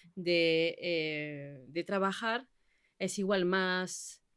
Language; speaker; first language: Spanish; non-native, fluent; Basque